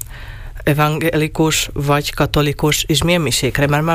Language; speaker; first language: Hungarian; non-native, local second language; Slovak